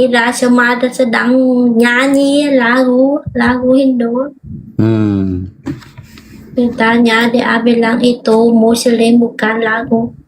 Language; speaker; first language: Indonesian; non-native, learner; Vietnamese